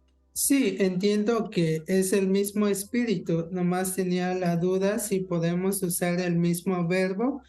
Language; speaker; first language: Spanish; non-native, local second language; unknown